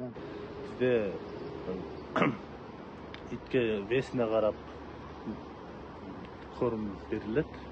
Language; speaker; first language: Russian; non-native, local second language; Kyrgyz